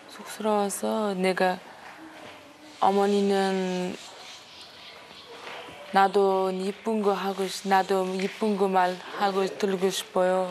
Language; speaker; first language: Korean; non-native, learner; Uzbek